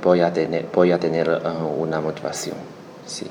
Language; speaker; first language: Spanish; non-native, learner; Chinese